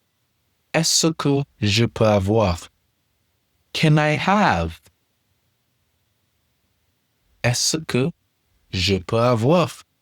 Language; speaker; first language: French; non-native, learner; English